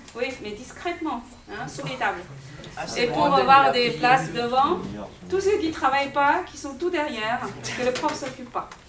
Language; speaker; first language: French; non-native, fluent; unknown